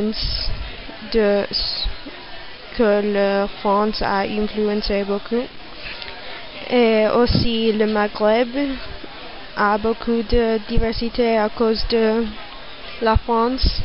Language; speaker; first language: French; non-native, learner; English